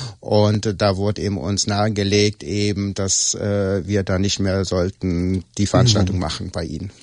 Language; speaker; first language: German; native; German